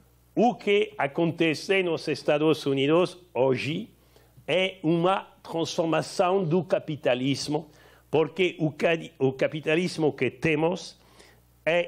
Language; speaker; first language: Portuguese; non-native, learner; French